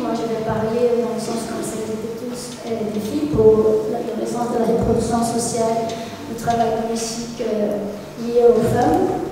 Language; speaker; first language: French; non-native, fluent; Portuguese